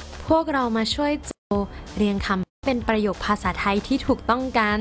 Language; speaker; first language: Thai; native; Thai